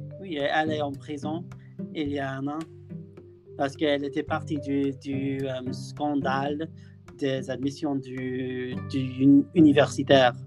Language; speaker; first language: French; non-native, learner; English